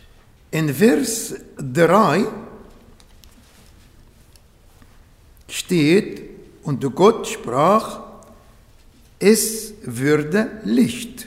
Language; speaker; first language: German; non-native, learner; Arabic